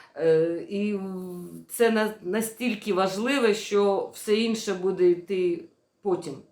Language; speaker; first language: Ukrainian; non-native, local second language; Russian